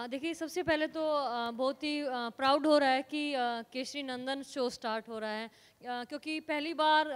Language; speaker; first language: Hindi; native; Hindi